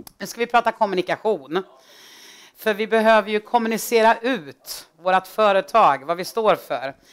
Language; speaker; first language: Swedish; native; Swedish